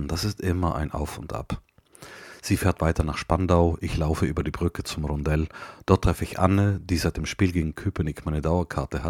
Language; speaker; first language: German; native; German